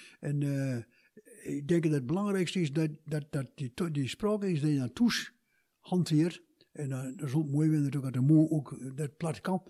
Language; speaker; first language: Dutch; native; Dutch